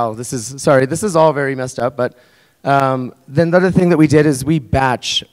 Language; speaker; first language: English; early bilingual, other home language; Spanish